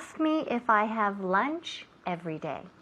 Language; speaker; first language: English; non-native, fluent; Spanish